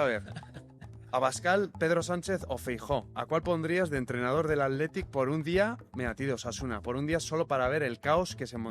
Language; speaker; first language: Spanish; native; Spanish